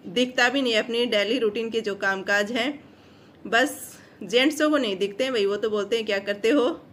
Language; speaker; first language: Hindi; non-native, local second language; Marwari